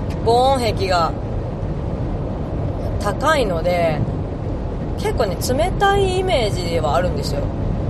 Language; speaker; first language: Japanese; native; Japanese